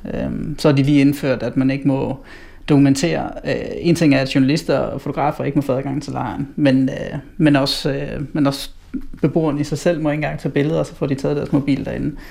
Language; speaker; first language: Danish; native; Danish